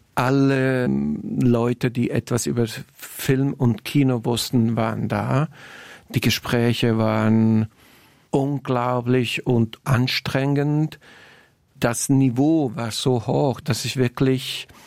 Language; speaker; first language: German; non-native, fluent; Italian